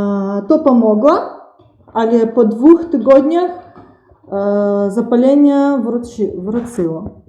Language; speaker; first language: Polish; non-native, learner; Russian